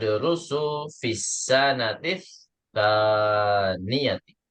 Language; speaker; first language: Arabic; non-native, fluent; Indonesian